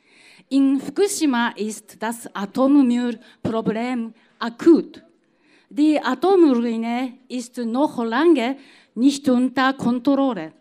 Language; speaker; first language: German; non-native, fluent; Japanese